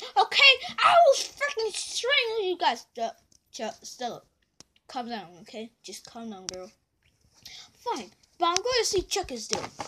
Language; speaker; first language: English; native; English